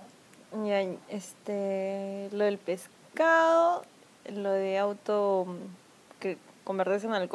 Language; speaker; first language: Spanish; native; Spanish